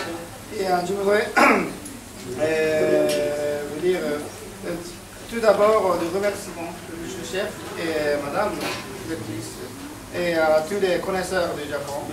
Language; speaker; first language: French; non-native, fluent; Japanese